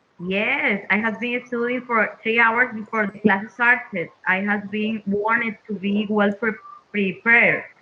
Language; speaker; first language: English; non-native, learner; Spanish